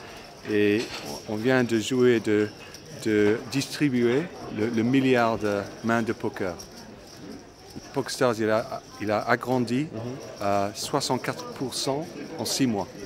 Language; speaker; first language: French; non-native, fluent; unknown